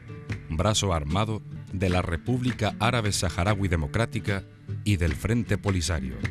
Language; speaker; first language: Spanish; native; Spanish